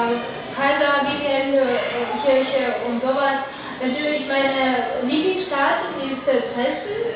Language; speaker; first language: German; non-native, fluent; Russian